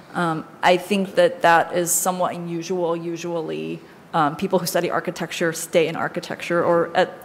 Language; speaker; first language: English; native; English